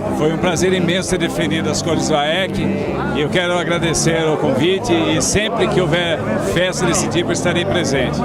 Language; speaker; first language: Portuguese; native; Portuguese